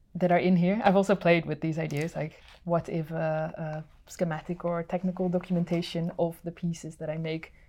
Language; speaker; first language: English; non-native, fluent; Dutch